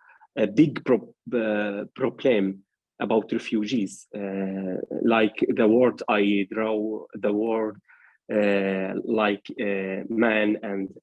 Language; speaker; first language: English; non-native, learner; Arabic